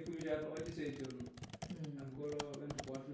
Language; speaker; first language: Italian; non-native, learner; Punjabi